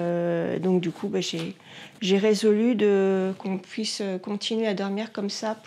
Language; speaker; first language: French; native; French